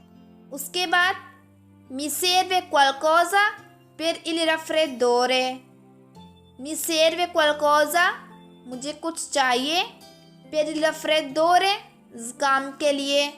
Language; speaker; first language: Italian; non-native, fluent; Urdu